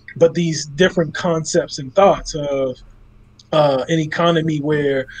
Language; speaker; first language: English; native; English